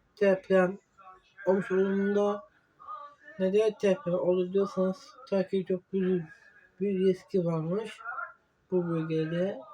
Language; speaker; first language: Turkish; non-native, learner; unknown